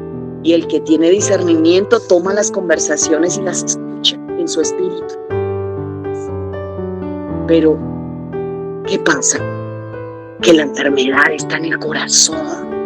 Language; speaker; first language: Spanish; native; Spanish